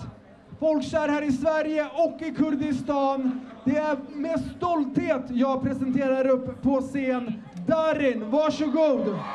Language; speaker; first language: Swedish; early bilingual, other home language; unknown